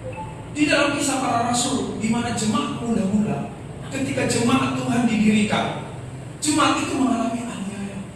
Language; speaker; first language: Indonesian; native; Indonesian